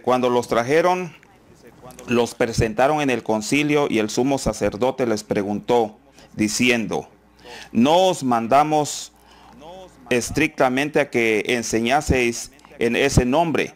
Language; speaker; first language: Spanish; native; Spanish